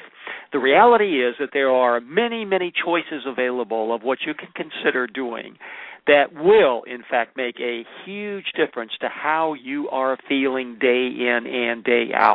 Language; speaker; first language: English; native; English